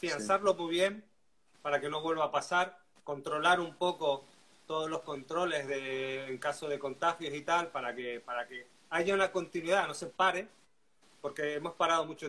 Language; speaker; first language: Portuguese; non-native, learner; Spanish